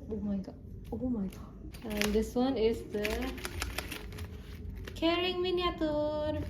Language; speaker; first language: English; non-native, learner; Indonesian